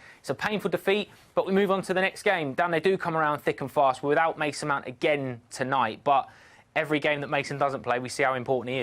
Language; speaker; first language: English; native; English